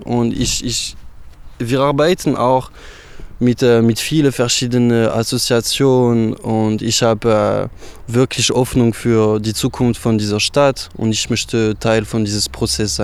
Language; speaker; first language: German; non-native, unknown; French